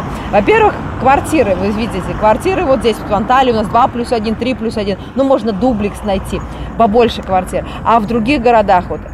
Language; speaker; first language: Russian; native; Russian